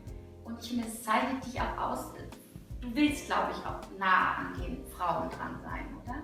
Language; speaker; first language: German; native; German